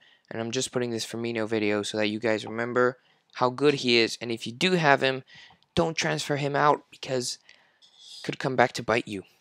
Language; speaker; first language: English; non-native, fluent; French